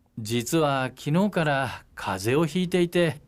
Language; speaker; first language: Japanese; non-native, fluent; Korean